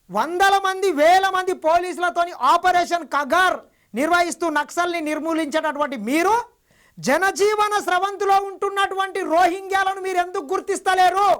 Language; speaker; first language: Telugu; native; Telugu